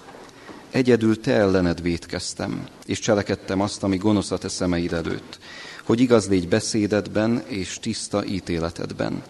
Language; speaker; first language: Hungarian; native; Hungarian